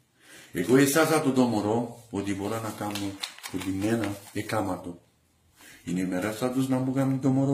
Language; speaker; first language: Greek; non-native, learner; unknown